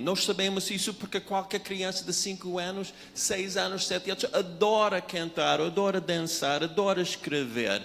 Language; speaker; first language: Portuguese; non-native, fluent; English